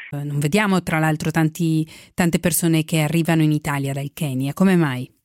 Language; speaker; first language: Italian; native; Italian